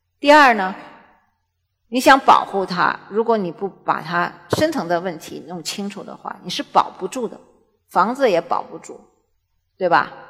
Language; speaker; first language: Chinese; native; Chinese